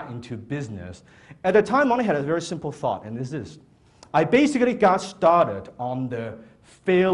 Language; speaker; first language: English; non-native, fluent; Cantonese